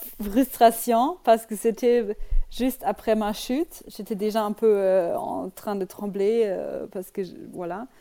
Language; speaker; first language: French; non-native, learner; German